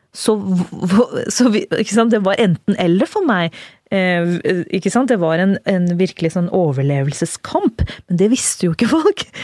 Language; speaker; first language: Norwegian; early bilingual, other home language; Urdu